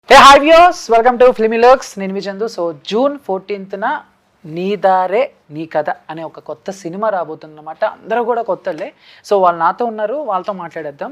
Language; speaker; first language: Telugu; native; Telugu